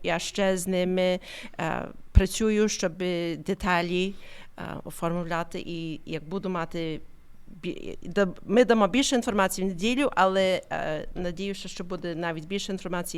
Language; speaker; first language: Ukrainian; early bilingual, heritage; Ukrainian